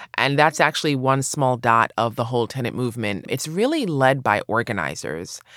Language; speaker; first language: English; native; English